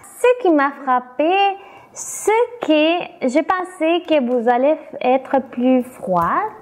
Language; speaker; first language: French; non-native, fluent; Spanish